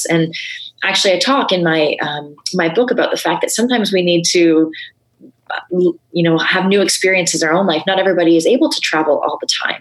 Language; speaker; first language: English; native; English